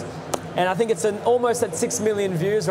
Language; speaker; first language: English; native; English